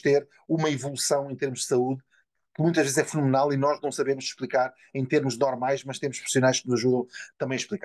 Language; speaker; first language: Portuguese; native; Portuguese